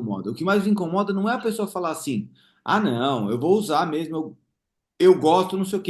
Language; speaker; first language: Portuguese; native; Portuguese